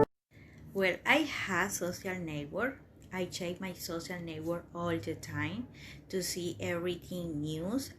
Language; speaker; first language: English; non-native, learner; Spanish